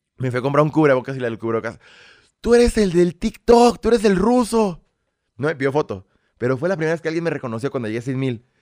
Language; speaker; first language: Spanish; early bilingual, other home language; Russian